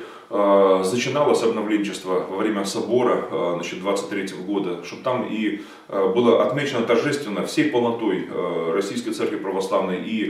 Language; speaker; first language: Russian; native; Russian